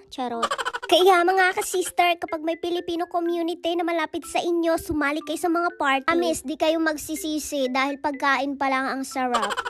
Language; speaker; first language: Filipino; non-native, local second language; Cebuano